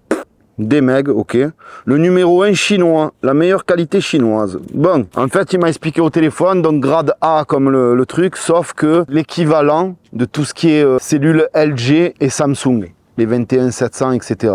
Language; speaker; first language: French; native; French